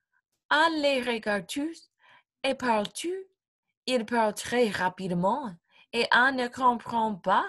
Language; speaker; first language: French; non-native, fluent; English